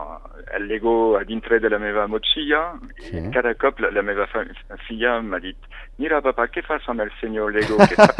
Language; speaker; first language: Catalan; non-native, fluent; French